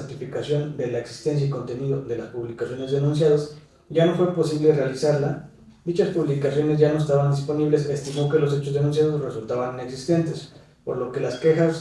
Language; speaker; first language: Spanish; native; Spanish